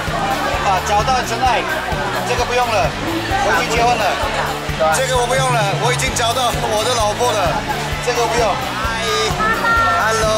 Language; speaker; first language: Chinese; non-native, fluent; Turkish